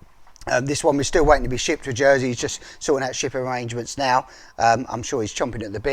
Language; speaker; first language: English; native; English